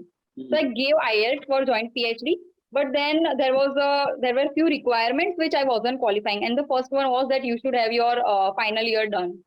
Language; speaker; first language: English; non-native, local second language; Gujarati